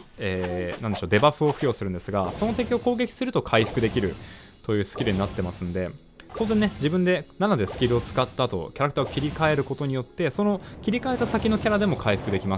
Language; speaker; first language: Japanese; native; Japanese